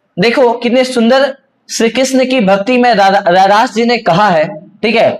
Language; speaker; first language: Hindi; native; Hindi